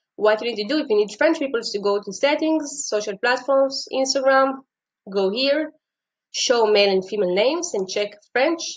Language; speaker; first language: English; non-native, fluent; Hebrew